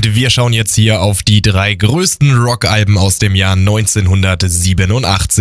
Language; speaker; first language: German; native; German